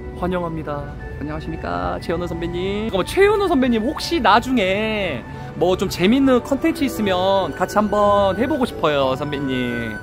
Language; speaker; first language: Korean; native; Korean